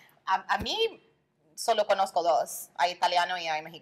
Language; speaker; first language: Spanish; early bilingual, heritage; Spanish